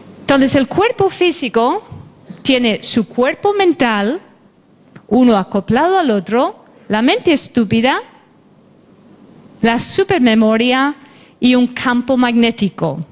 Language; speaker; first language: Spanish; non-native, fluent; English